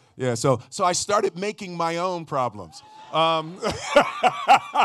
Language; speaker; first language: English; native; English